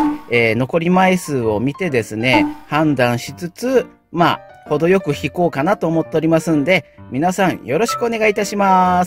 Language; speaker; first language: Japanese; native; Japanese